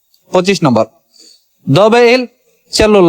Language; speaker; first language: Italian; non-native, learner; Bangla